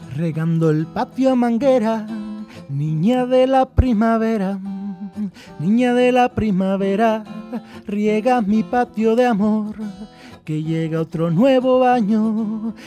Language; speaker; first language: Spanish; native; Spanish